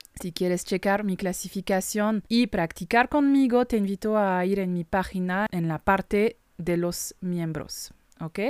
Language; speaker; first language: Spanish; non-native, fluent; French